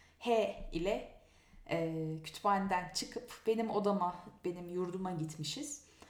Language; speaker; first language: Turkish; native; Turkish